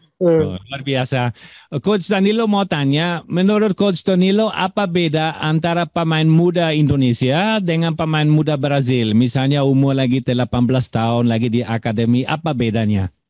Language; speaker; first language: Indonesian; non-native, fluent; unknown